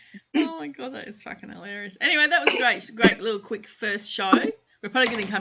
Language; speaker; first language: English; native; English